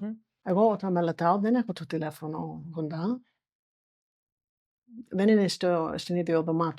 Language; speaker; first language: Greek; non-native, fluent; English